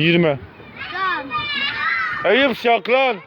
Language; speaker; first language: Turkish; native; Turkish